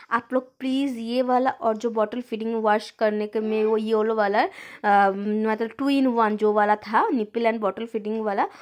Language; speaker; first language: Hindi; non-native, local second language; Bangla